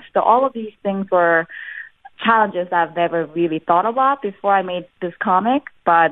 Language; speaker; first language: English; non-native, fluent; Korean